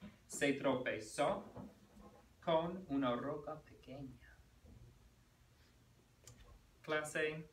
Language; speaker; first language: Spanish; non-native, fluent; English